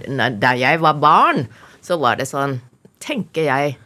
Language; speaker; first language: Norwegian; non-native, fluent; Malay